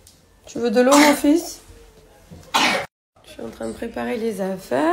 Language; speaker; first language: French; native; French